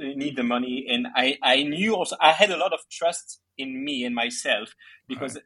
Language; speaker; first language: English; early bilingual, other home language; Greek